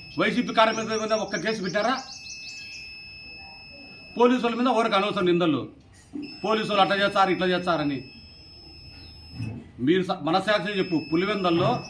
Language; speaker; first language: Telugu; native; Telugu